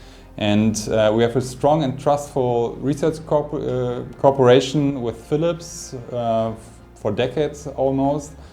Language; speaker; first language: English; non-native, fluent; German